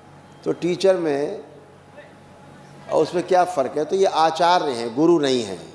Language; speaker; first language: Hindi; native; Hindi